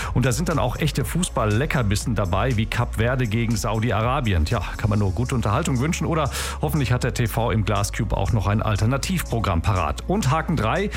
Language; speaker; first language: German; native; German